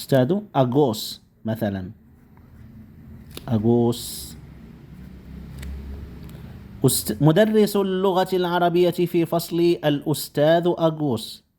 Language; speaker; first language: Arabic; non-native, fluent; Indonesian